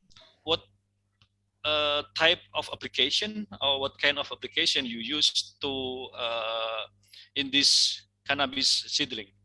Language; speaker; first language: English; non-native, fluent; Indonesian